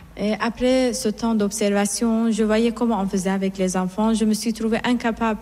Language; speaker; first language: French; non-native, fluent; Persian